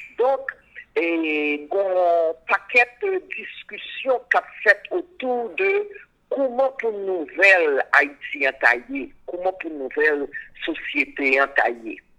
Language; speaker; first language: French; non-native, local second language; Haitian Creole